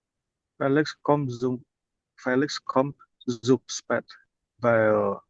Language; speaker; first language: German; non-native, learner; Indonesian